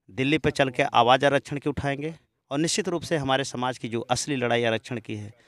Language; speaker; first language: Hindi; native; Hindi